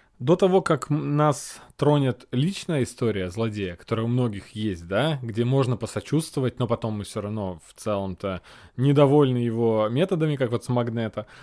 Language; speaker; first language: Russian; native; Russian